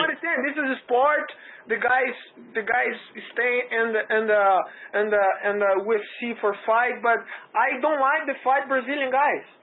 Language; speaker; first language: English; non-native, learner; Portuguese